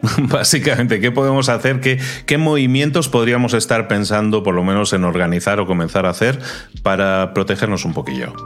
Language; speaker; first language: Spanish; native; Spanish